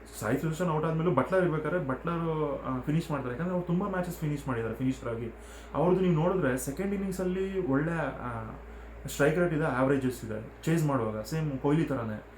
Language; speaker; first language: Kannada; non-native, local second language; Telugu